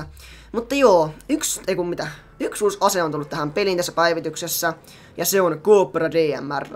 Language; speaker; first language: Finnish; native; Finnish